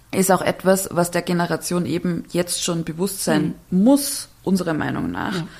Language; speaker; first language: German; native; German